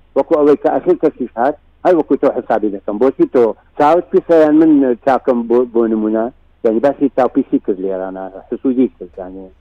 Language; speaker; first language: Central Kurdish; non-native, local second language; Assyrian Neo-Aramaic